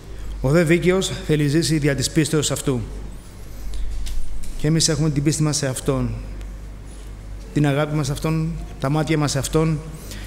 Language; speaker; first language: Greek; native; Greek